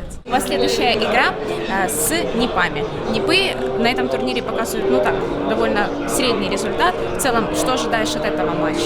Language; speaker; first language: Russian; native; Russian